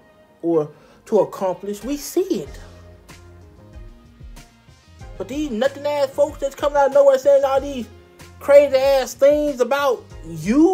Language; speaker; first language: English; native; English